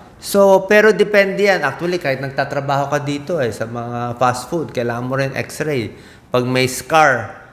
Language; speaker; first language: Filipino; native; Filipino